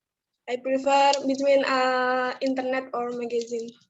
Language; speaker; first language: English; non-native, learner; Indonesian